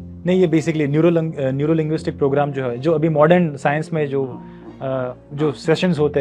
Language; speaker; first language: Hindi; native; Hindi